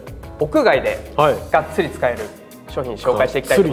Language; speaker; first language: Japanese; native; Japanese